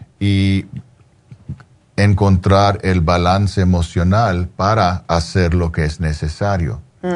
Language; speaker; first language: Spanish; early bilingual, heritage; Spanish